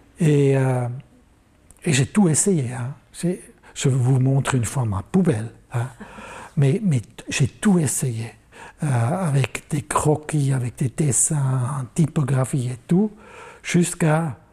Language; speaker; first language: French; non-native, local second language; German